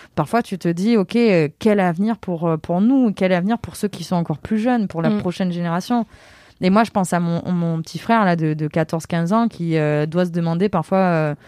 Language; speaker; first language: French; native; French